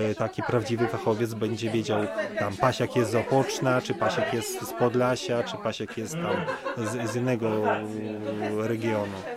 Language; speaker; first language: Polish; early bilingual, heritage; Polish